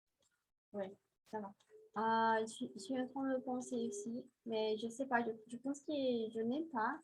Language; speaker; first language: French; non-native, learner; Portuguese